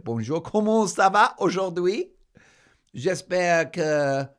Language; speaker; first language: French; non-native, learner; English